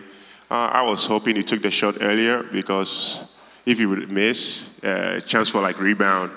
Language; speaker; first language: English; non-native, local second language; Ga